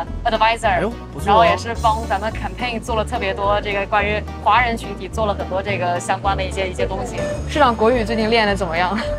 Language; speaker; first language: Chinese; native; Chinese